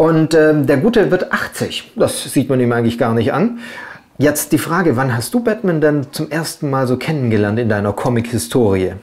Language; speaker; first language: German; native; German